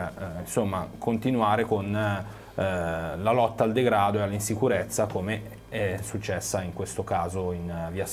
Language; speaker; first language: Italian; native; Italian